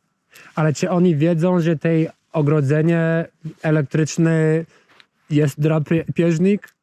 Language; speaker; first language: Polish; non-native, fluent; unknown